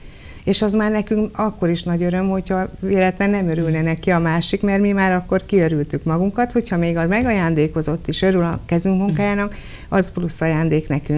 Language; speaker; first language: Hungarian; native; Hungarian